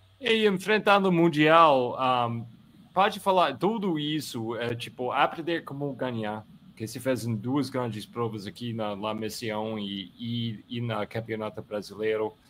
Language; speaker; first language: Portuguese; non-native, fluent; English